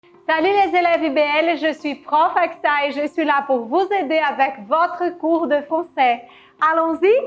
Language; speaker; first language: French; non-native, fluent; Portuguese